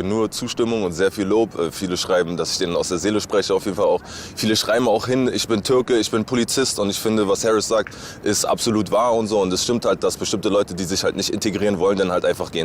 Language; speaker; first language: German; native; German